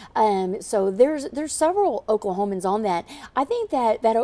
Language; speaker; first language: English; native; English